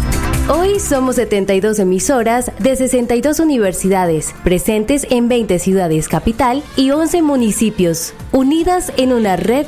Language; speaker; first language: Spanish; native; Spanish